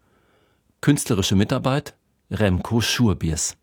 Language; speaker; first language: German; native; German